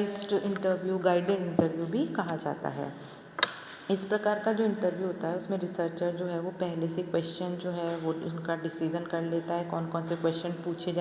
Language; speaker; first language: Hindi; native; Hindi